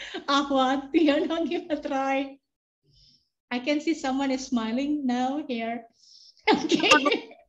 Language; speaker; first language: English; non-native, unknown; Indonesian